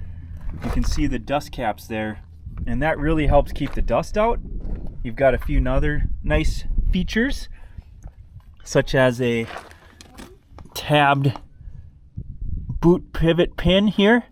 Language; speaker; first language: English; native; English